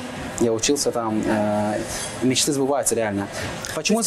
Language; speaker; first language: Russian; non-native, fluent; Azerbaijani